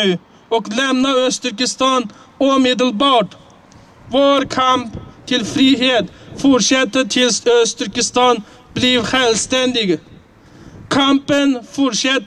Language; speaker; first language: Swedish; non-native, fluent; Uyghur